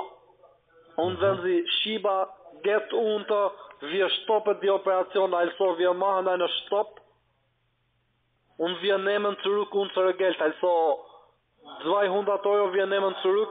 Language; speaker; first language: German; non-native, learner; Italian